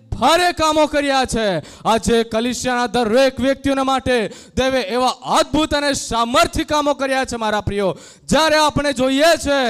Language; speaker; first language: Gujarati; non-native, local second language; Gamit